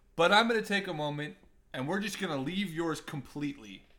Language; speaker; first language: English; native; English